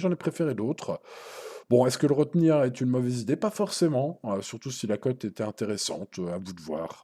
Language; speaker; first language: French; native; French